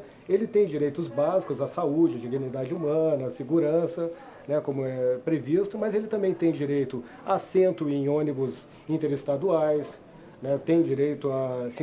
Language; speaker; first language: Portuguese; native; Portuguese